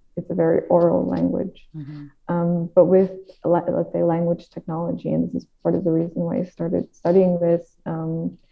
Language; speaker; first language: English; non-native, fluent; Dutch